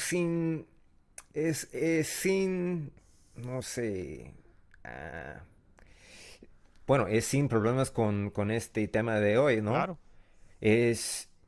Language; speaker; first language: Spanish; non-native, learner; English